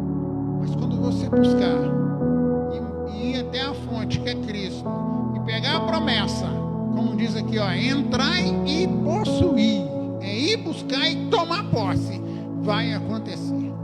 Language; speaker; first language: Portuguese; native; Portuguese